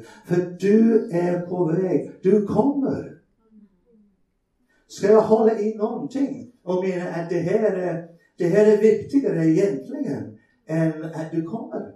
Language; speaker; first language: Swedish; non-native, fluent; English